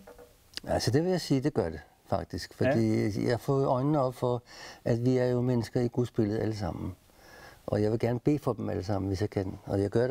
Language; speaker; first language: Danish; native; Danish